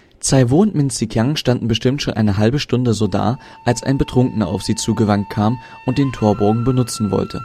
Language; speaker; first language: German; native; German